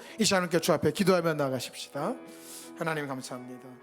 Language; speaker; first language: Korean; native; Korean